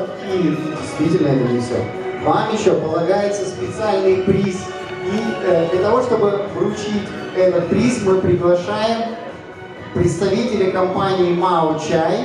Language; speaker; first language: Russian; native; Russian